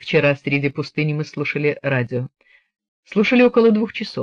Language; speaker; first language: Russian; native; Russian